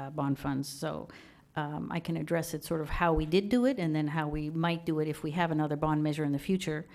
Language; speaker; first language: English; early bilingual, other home language; Persian